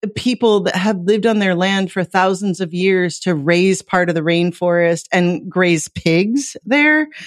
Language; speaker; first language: English; native; English